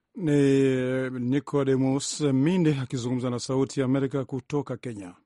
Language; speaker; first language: Swahili; non-native, local second language; Rundi